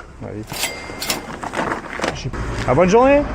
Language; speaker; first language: French; native; French